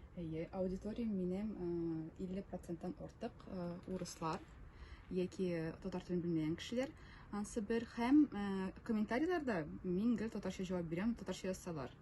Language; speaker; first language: Tatar; non-native, local second language; Russian